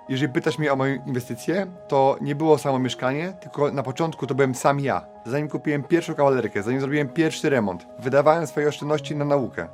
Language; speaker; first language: Polish; native; Polish